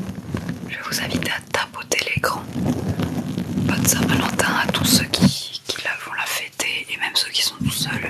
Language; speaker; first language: French; native; French